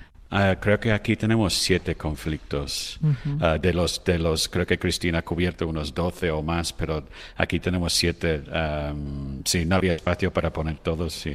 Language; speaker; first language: Spanish; non-native, fluent; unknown